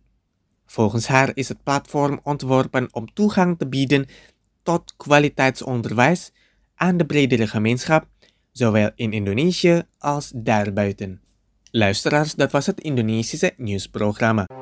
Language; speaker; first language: Dutch; non-native, fluent; Indonesian